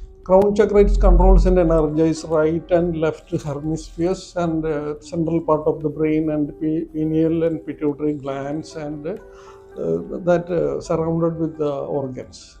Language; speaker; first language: English; non-native, local second language; Malayalam